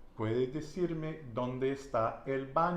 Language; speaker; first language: Spanish; non-native, learner; English